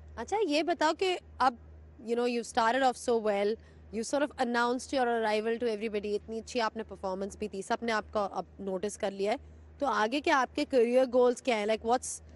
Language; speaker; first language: Urdu; native; Urdu